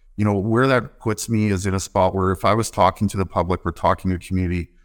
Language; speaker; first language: English; native; English